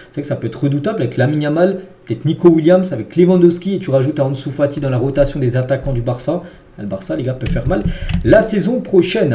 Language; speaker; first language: French; native; French